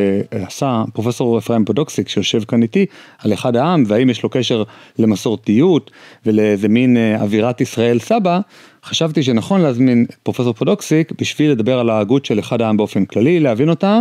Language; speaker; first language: Hebrew; native; Hebrew